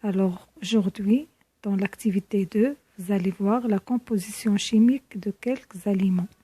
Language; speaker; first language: French; non-native, local second language; Arabic